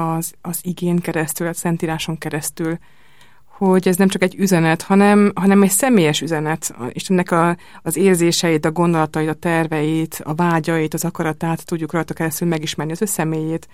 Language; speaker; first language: Hungarian; native; Hungarian